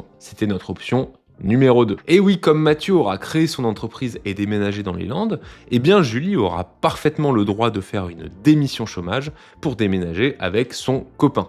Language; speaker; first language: French; native; French